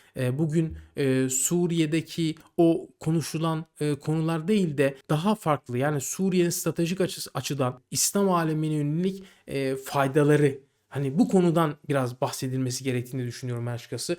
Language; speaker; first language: Turkish; native; Turkish